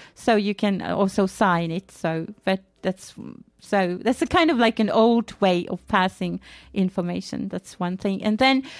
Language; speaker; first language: English; non-native, fluent; Finnish